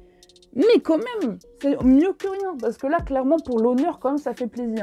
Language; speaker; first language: French; native; French